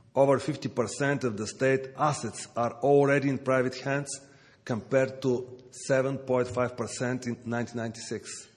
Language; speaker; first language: English; non-native, learner; Bulgarian